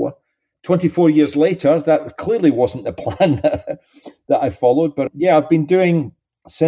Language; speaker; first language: English; native; English